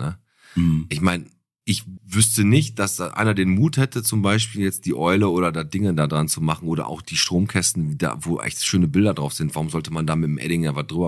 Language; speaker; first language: German; native; German